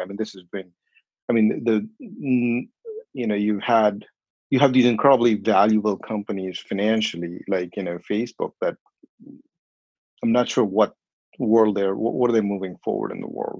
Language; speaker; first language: English; non-native, local second language; Hindi